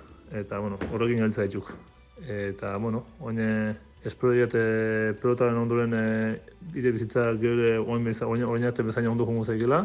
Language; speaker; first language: Basque; native; Basque